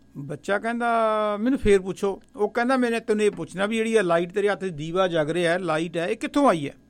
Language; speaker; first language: Punjabi; native; Punjabi